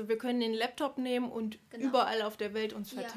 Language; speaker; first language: German; native; German